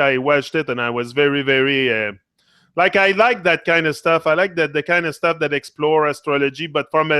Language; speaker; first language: English; non-native, fluent; French